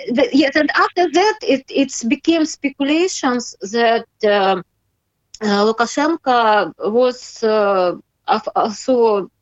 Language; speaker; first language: English; non-native, learner; Russian